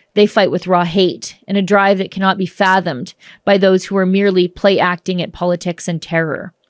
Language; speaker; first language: English; native; English